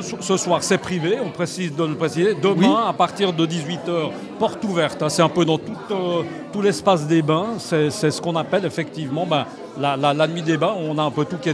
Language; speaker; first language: French; native; French